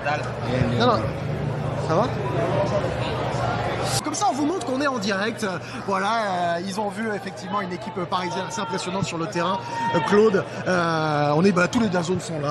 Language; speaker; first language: French; native; French